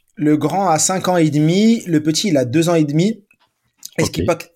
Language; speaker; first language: French; native; French